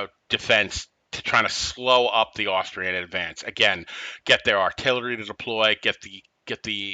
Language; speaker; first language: English; native; English